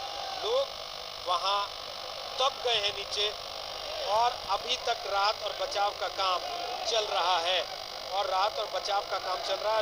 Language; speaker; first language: Hindi; native; Hindi